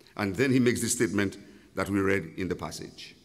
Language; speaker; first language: English; native; English